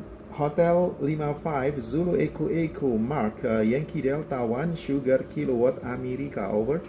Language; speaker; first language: English; non-native, learner; Indonesian